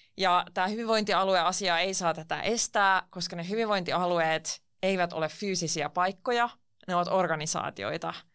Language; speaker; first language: Finnish; non-native, local second language; Swedish